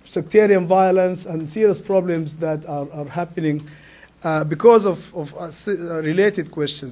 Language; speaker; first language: English; non-native, fluent; Arabic